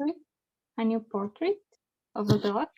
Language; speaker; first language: English; non-native, learner; Spanish